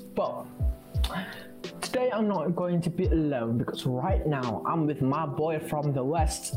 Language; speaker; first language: English; non-native, learner; Indonesian